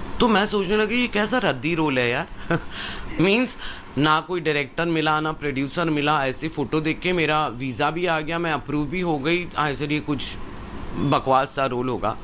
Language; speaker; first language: Hindi; non-native, local second language; Sindhi